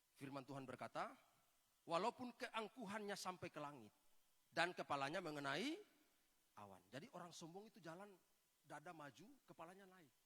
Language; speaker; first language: Indonesian; native; Indonesian